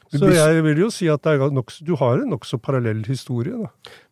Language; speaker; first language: Norwegian; native; Norwegian